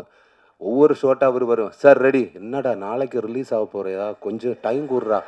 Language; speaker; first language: Tamil; non-native, learner; Malayalam